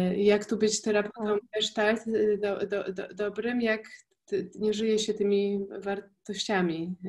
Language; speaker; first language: Polish; native; Polish